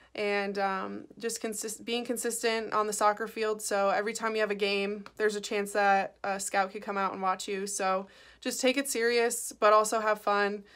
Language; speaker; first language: English; native; English